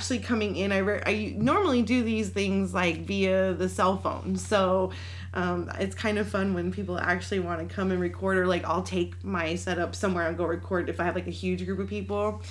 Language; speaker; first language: English; native; English